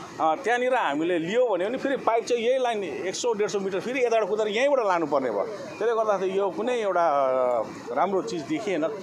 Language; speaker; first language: Nepali; native; Nepali